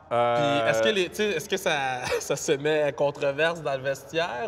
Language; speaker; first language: French; native; French